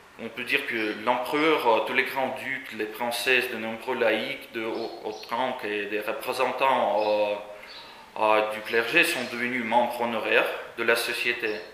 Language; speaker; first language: French; non-native, fluent; Russian